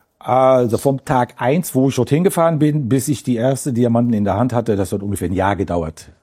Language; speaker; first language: German; non-native, fluent; Dutch